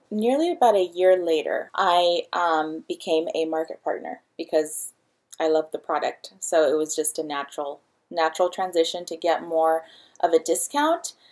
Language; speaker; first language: English; early bilingual, other home language; Spanish